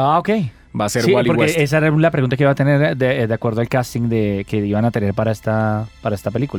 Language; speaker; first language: Spanish; native; Spanish